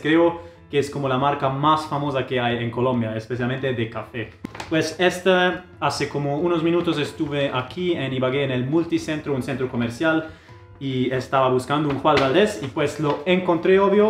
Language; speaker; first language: Spanish; non-native, fluent; German